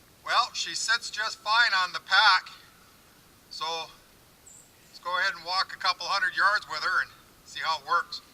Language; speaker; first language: English; native; English